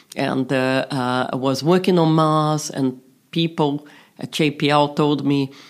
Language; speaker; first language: English; non-native, fluent; Portuguese